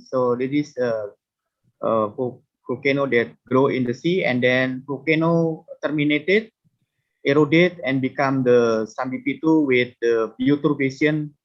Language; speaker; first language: English; non-native, fluent; Indonesian